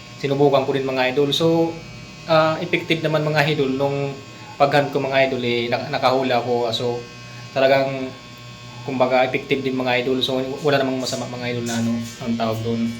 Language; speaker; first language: Filipino; non-native, local second language; Bikol